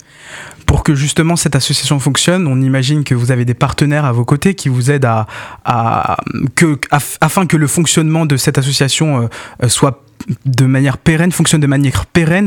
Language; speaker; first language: French; native; French